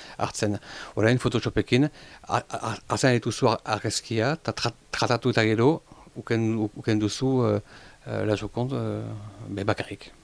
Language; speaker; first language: Basque; non-native, local second language; French